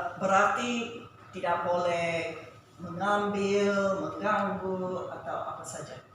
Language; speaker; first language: Indonesian; non-native, fluent; English